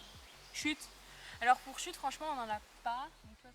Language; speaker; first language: French; native; French